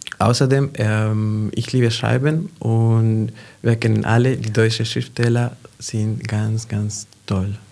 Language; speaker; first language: German; non-native, fluent; Spanish